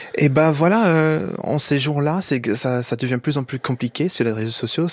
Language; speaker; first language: French; non-native, fluent; English